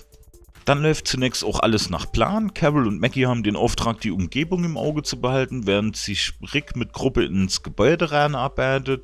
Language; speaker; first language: German; native; German